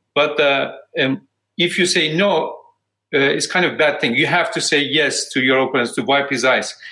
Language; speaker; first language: English; non-native, fluent; Turkish